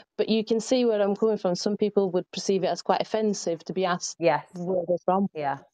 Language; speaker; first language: English; early bilingual, other home language; Arabic